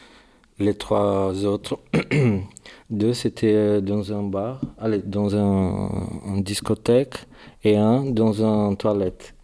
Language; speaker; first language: French; non-native, learner; Portuguese